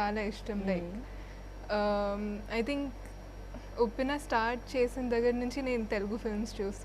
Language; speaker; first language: Telugu; non-native, fluent; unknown